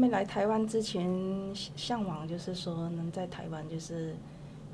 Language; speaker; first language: Chinese; non-native, local second language; Cantonese